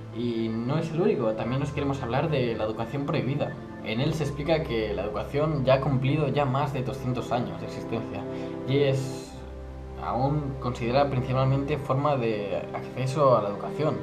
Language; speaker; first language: Spanish; native; Spanish